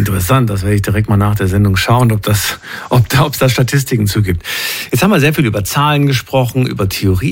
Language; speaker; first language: German; native; German